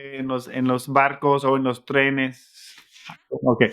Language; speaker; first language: Spanish; non-native, fluent; English